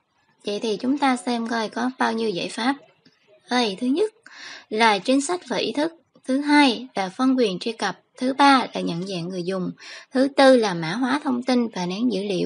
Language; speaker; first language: Vietnamese; native; Vietnamese